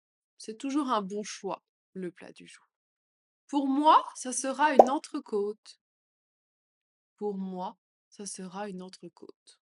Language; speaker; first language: French; native; French